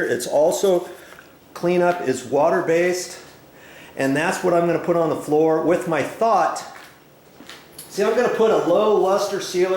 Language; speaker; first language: English; native; English